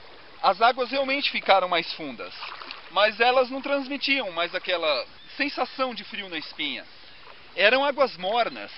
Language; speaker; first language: Portuguese; native; Portuguese